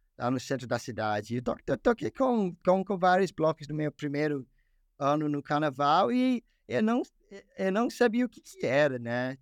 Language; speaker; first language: Portuguese; non-native, fluent; English